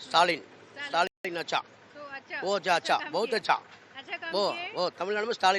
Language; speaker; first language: Hindi; non-native, local second language; Tamil